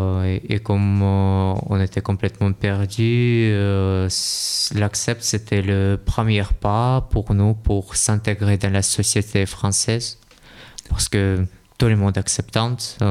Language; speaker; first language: French; non-native, fluent; Russian